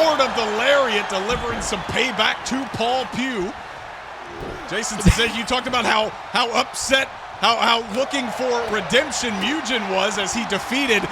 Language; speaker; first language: English; native; English